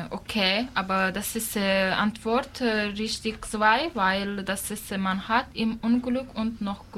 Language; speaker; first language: German; non-native, learner; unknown